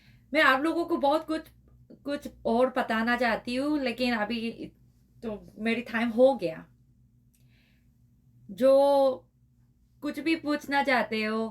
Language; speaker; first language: Hindi; non-native, learner; Korean